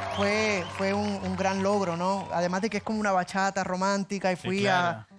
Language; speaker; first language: Spanish; native; Spanish